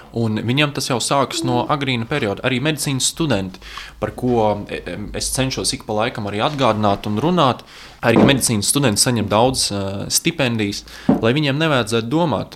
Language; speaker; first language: Latvian; non-native, local second language; Russian